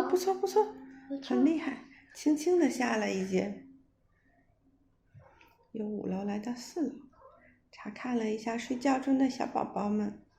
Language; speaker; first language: Chinese; native; Chinese